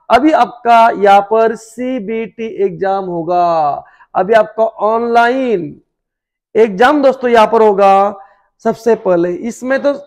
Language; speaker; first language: Hindi; non-native, local second language; Marathi